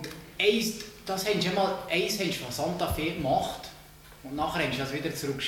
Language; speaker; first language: German; native; German